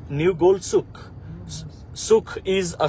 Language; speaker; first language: English; non-native, fluent; Bangla